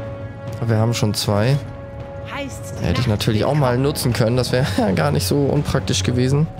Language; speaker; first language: German; native; German